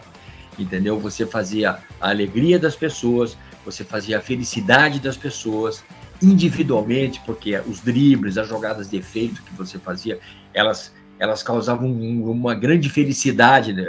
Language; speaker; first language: Portuguese; native; Portuguese